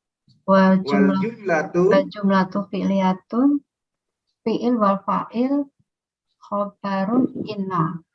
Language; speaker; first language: Arabic; non-native, learner; Indonesian